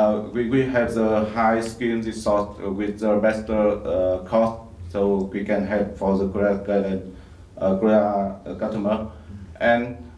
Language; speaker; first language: English; non-native, learner; Vietnamese